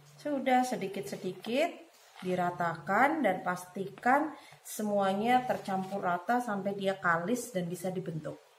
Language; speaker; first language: Indonesian; native; Indonesian